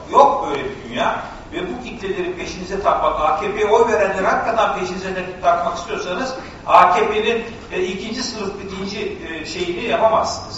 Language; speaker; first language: Turkish; native; Turkish